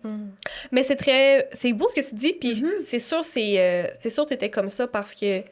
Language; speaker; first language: French; native; French